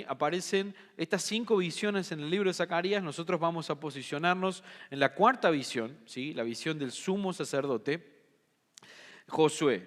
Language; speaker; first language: Spanish; native; Spanish